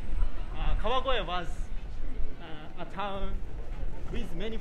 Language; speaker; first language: English; non-native, learner; Japanese